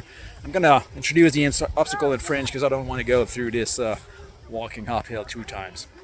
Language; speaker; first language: English; non-native, local second language; French